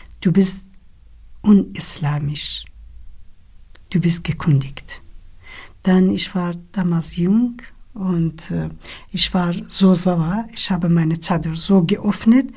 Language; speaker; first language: German; non-native, learner; Kurdish